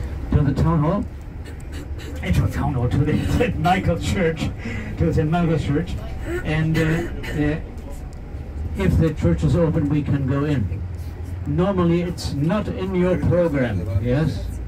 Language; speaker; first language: English; non-native, fluent; German